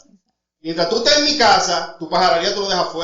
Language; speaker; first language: Spanish; native; Spanish